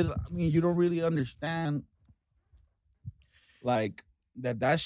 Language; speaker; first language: English; early bilingual, other home language; Spanish